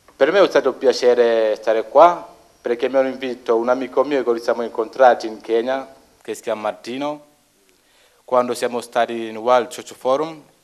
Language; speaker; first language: Italian; non-native, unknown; Luo (Kenya and Tanzania)